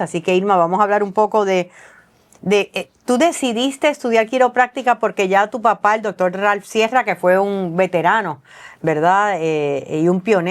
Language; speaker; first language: Spanish; native; Spanish